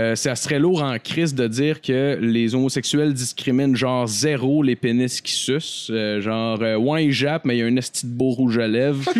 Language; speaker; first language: French; native; French